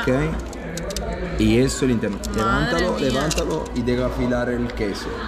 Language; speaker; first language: Spanish; non-native, fluent; Italian